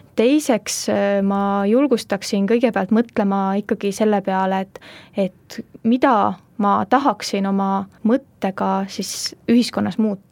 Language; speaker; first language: Estonian; native; Estonian